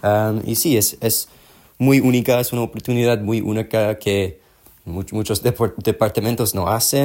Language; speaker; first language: Spanish; non-native, learner; English